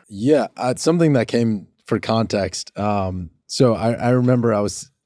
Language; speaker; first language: English; native; English